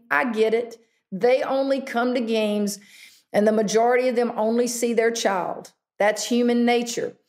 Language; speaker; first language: English; native; English